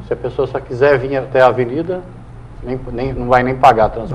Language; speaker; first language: Portuguese; native; Portuguese